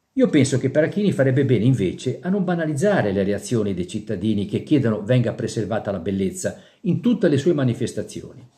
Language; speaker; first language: Italian; native; Italian